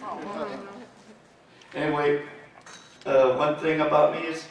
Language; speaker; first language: English; native; English